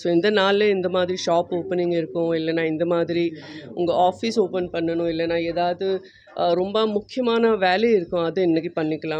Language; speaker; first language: Tamil; non-native, learner; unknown